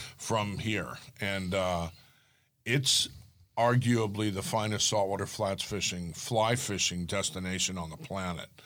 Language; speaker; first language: English; native; English